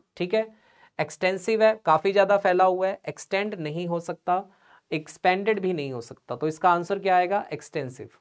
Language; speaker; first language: Hindi; non-native, local second language; Punjabi